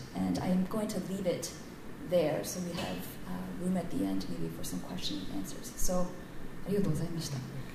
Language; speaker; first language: English; native; English